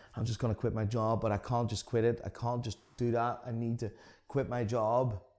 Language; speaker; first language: English; non-native, fluent; Dutch